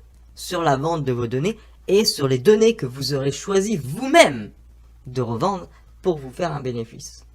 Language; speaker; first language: French; native; French